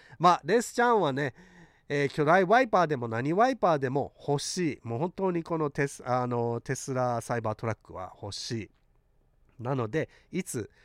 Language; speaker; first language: Japanese; early bilingual, heritage; Japanese